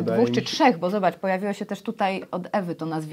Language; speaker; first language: Polish; native; Polish